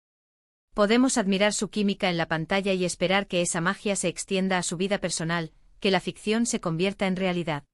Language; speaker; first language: Spanish; native; Spanish